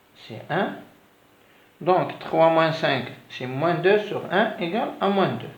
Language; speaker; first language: French; non-native, local second language; Arabic